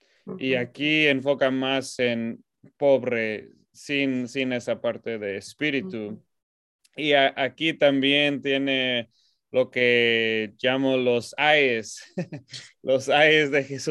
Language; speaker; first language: Spanish; non-native, fluent; English